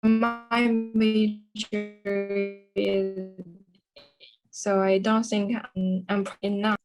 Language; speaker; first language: English; non-native, learner; Chinese